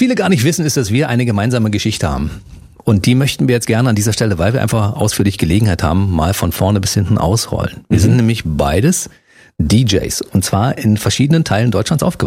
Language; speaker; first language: German; native; German